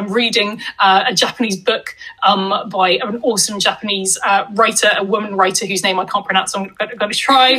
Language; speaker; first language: English; native; English